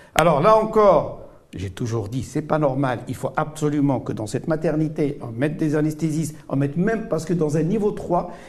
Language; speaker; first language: French; non-native, local second language; Arabic